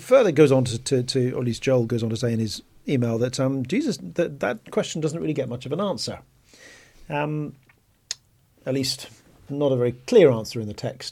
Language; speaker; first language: English; native; English